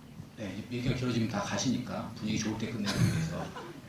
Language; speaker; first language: Korean; native; Korean